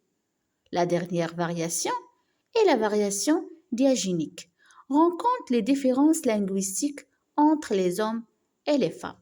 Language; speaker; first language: French; non-native, local second language; Arabic